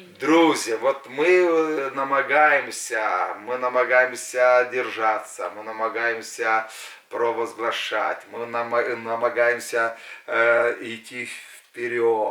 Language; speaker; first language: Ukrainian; non-native, local second language; Russian